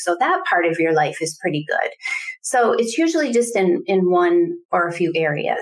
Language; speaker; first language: English; native; English